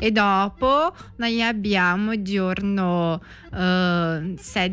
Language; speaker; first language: Italian; non-native, learner; Portuguese